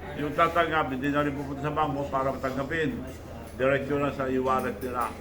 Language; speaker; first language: Filipino; non-native, local second language; Iloko